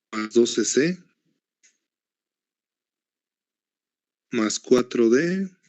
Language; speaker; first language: Spanish; native; Spanish